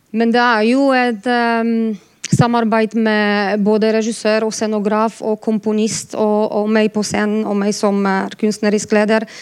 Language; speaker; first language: Norwegian; non-native, fluent; Polish